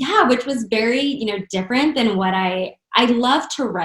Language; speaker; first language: English; native; English